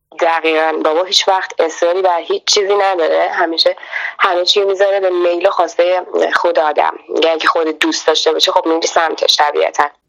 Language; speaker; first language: Persian; native; Persian